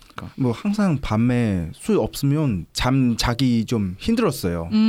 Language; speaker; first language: Korean; non-native, learner; Chinese